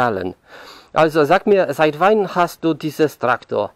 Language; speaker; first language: German; non-native, learner; Polish